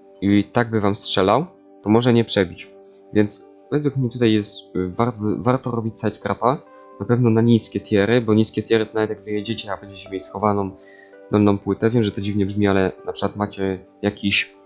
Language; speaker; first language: Polish; native; Polish